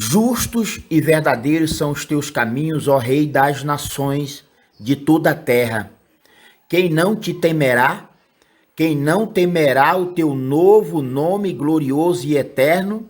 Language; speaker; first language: Portuguese; native; Portuguese